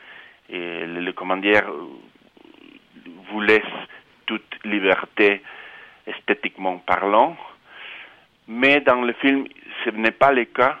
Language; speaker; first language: French; non-native, fluent; Spanish